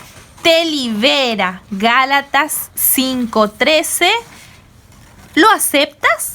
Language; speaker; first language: Spanish; native; Spanish